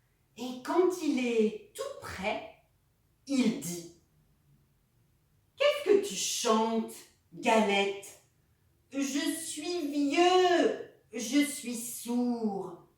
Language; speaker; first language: French; native; French